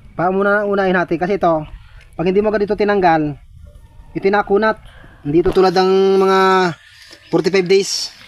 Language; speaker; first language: Filipino; non-native, local second language; Bikol